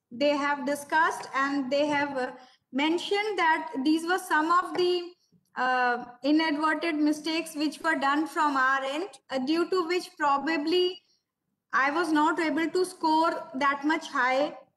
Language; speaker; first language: English; non-native, local second language; Hindi